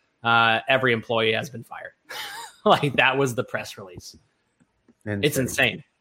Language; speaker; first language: English; native; English